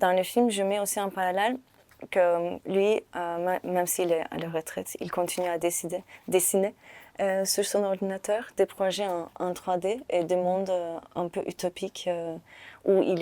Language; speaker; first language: French; non-native, fluent; Turkish